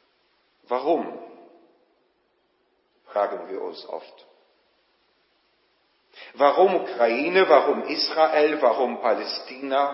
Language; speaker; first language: German; non-native, fluent; Polish